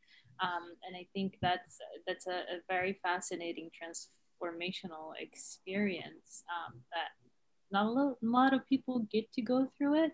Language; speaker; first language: English; non-native, fluent; Arabic